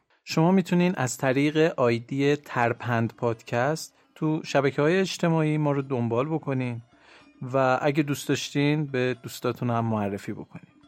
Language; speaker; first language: Persian; native; Persian